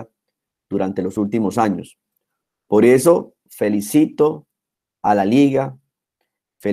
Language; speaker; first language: Spanish; native; Spanish